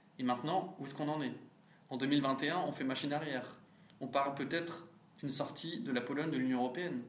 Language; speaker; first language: French; native; French